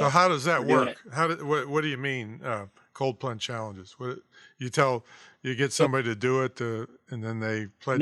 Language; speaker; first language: English; native; English